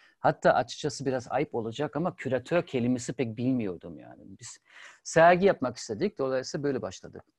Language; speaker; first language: Turkish; non-native, fluent; German